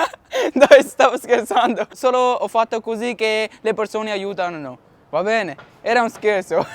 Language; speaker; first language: Italian; non-native, learner; Urdu